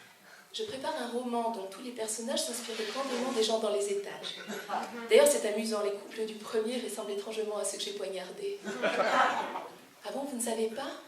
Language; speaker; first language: French; native; French